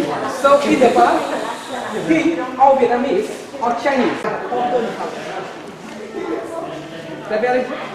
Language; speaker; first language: English; non-native, learner; Vietnamese